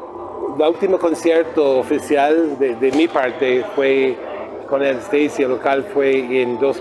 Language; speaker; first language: Spanish; non-native, fluent; English